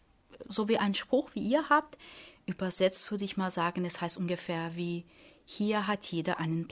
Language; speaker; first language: German; non-native, fluent; Portuguese